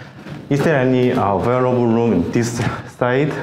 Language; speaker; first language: English; non-native, learner; Korean